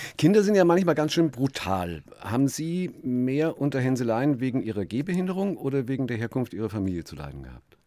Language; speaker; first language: German; native; German